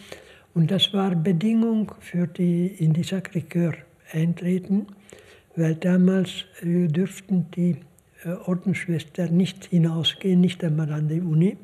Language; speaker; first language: German; non-native, fluent; Hungarian